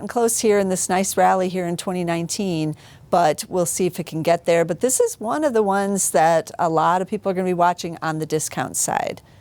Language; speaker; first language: English; native; English